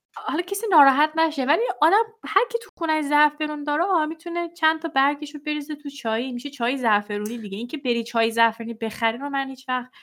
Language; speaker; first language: Persian; native; Persian